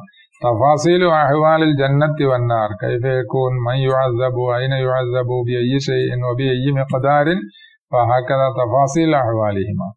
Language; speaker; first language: Arabic; non-native, fluent; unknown